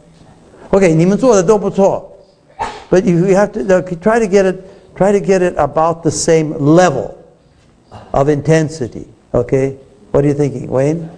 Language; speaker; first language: English; non-native, fluent; Chinese